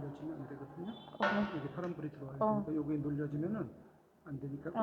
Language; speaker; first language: Korean; native; Korean